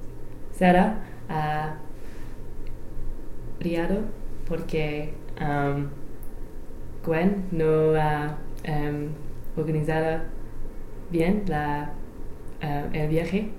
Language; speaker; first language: Spanish; non-native, learner; English